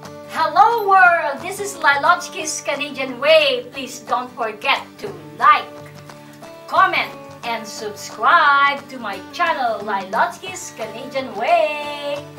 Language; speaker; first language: English; non-native, local second language; Filipino